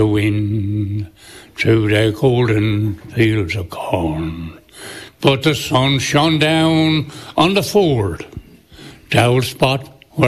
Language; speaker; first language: English; native; English